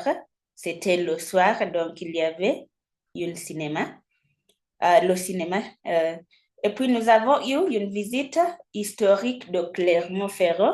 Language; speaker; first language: French; non-native, fluent; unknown